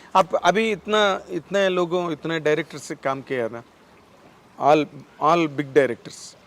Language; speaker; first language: Hindi; non-native, local second language; Telugu